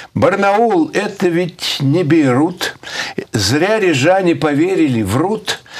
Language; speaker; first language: Russian; native; Russian